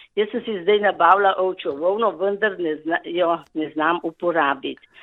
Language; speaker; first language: Slovenian; native; Slovenian